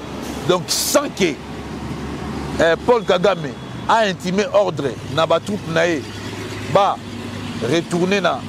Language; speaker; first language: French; non-native, local second language; Lingala